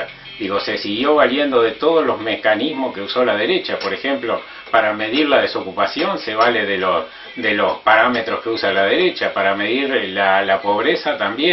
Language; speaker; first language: Spanish; native; Spanish